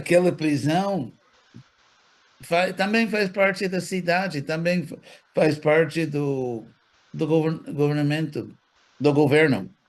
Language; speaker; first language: Portuguese; non-native, fluent; English